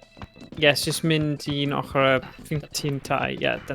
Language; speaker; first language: Welsh; native; Welsh